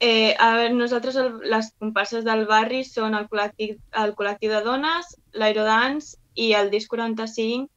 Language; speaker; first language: Catalan; non-native, local second language; Spanish